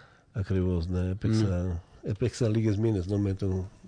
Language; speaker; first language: Greek; non-native, fluent; Slovak